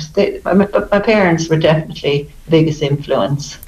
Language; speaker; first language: English; native; English